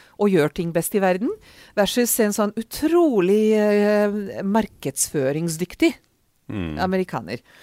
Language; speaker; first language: Norwegian; non-native, fluent; Serbian